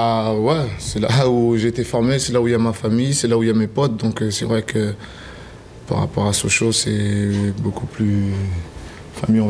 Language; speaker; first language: French; native; French